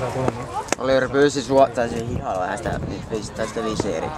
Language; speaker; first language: Finnish; native; Finnish